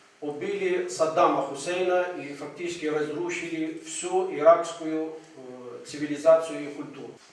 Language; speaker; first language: Russian; non-native, fluent; Arabic